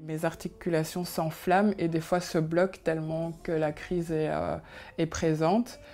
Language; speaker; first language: French; early bilingual, other home language; Kinyarwanda